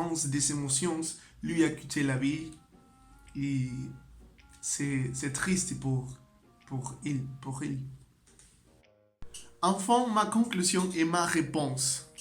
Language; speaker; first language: French; non-native, learner; Spanish